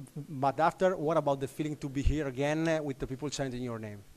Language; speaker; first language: English; non-native, learner; Italian